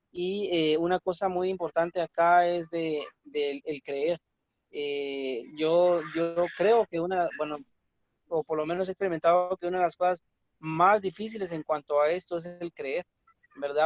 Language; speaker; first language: Spanish; native; Spanish